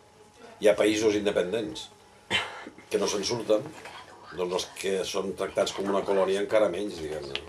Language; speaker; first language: Catalan; native; Catalan